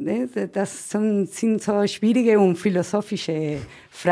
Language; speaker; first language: German; non-native, fluent; Spanish